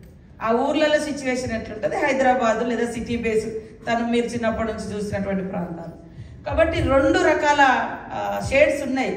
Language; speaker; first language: Telugu; native; Telugu